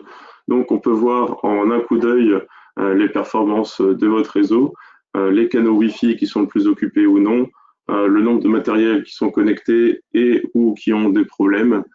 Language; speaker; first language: French; native; French